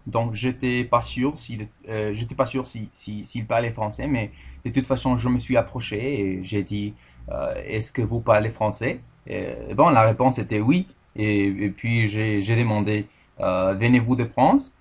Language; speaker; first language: French; non-native, fluent; Spanish